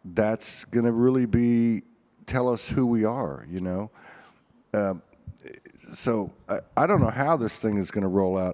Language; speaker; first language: English; native; English